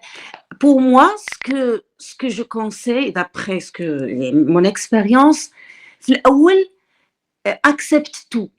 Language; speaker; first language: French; non-native, local second language; Arabic